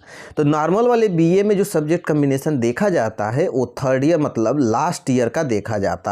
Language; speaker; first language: Hindi; native; Hindi